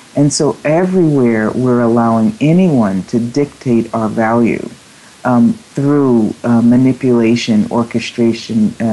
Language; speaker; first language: English; native; English